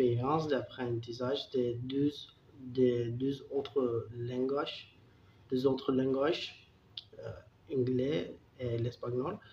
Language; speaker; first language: French; non-native, learner; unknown